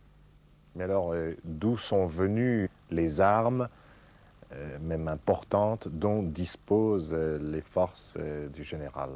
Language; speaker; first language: French; native; French